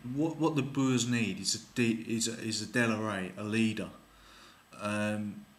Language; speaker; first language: English; native; English